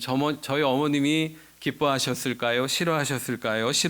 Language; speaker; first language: Korean; native; Korean